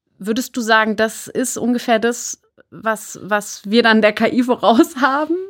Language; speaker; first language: German; native; German